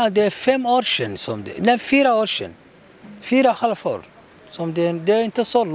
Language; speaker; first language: Swedish; non-native, learner; Somali